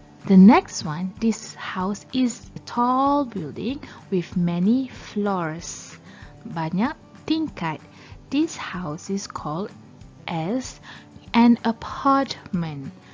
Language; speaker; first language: English; non-native, local second language; Malay